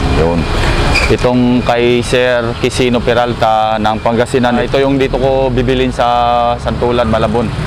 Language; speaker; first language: Filipino; non-native, local second language; Cebuano